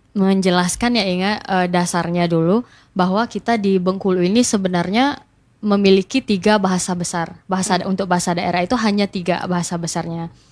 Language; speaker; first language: Indonesian; non-native, local second language; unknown